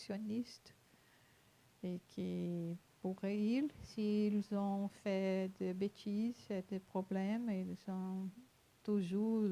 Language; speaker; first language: French; non-native, fluent; Portuguese